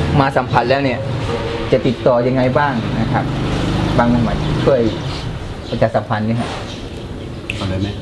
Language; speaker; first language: Thai; native; Thai